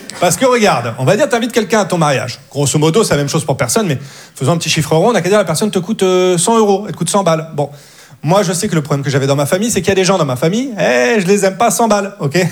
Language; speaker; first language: French; native; French